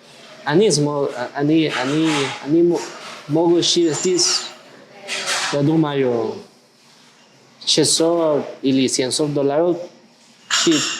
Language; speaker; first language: Russian; non-native, learner; Spanish